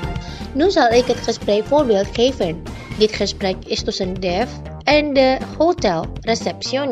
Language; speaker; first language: Dutch; non-native, fluent; Indonesian